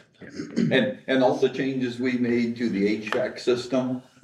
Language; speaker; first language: English; native; English